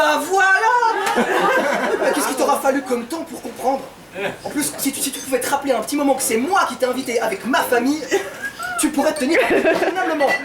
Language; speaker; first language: French; native; French